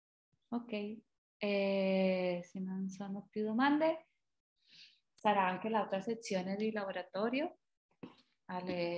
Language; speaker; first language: Italian; non-native, fluent; Spanish